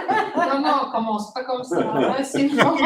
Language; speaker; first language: French; non-native, fluent; Italian